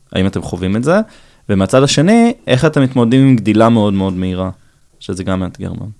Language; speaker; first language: Hebrew; native; Hebrew